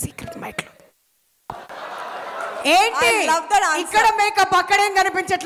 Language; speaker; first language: Telugu; native; Telugu